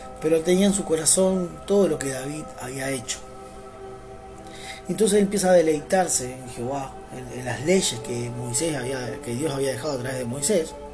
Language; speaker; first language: Spanish; native; Spanish